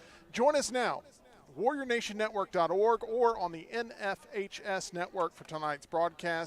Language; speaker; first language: English; native; English